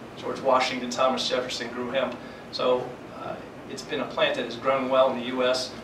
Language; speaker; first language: English; native; English